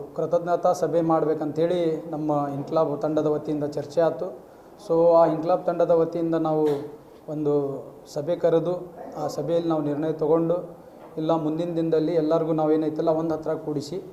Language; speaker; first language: Kannada; non-native, local second language; Urdu